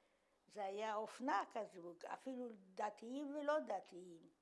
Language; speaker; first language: Hebrew; non-native, fluent; Polish